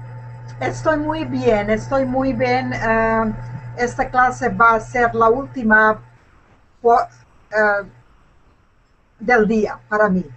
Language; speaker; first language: Spanish; non-native, learner; English